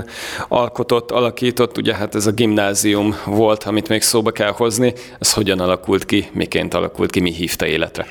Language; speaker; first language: Hungarian; native; Hungarian